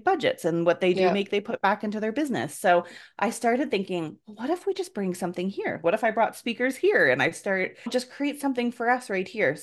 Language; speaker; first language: English; native; English